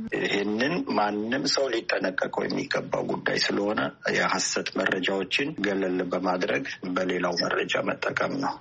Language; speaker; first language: Amharic; non-native, local second language; Italian